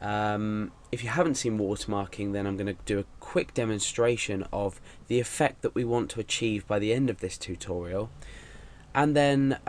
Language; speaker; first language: English; native; English